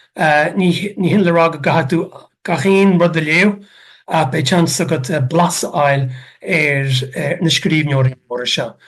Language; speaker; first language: Irish; native; Irish